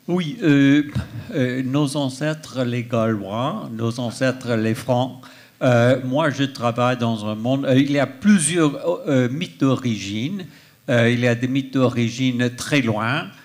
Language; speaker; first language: French; non-native, fluent; English